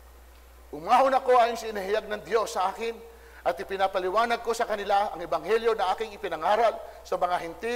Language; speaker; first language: Filipino; native; Filipino